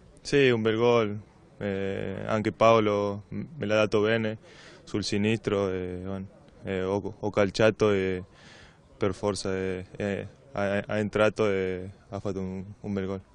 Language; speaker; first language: Italian; non-native, learner; Spanish